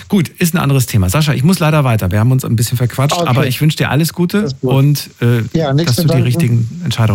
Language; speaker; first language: German; native; German